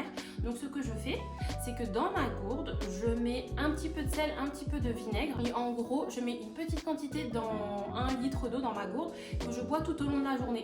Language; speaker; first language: French; native; French